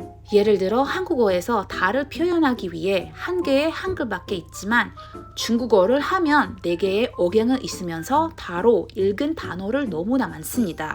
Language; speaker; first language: Korean; non-native, learner; Indonesian